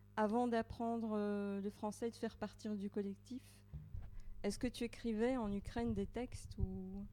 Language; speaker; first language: French; native; French